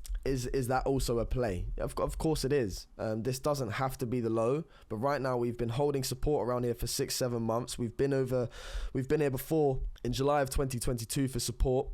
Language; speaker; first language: English; native; English